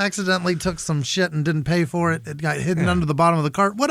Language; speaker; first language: English; native; English